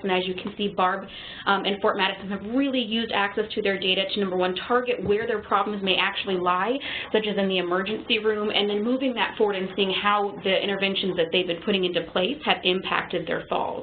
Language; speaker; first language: English; native; English